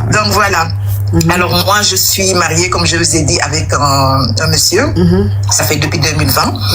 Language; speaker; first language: French; non-native, local second language; Wolof